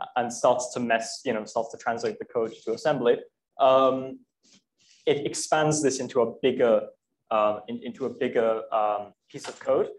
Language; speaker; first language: English; native; English